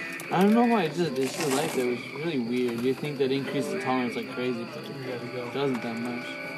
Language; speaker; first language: English; early bilingual, other home language; Spanish